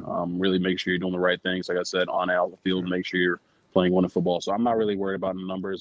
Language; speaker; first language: English; native; English